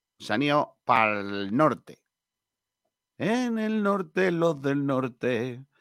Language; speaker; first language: Spanish; native; Spanish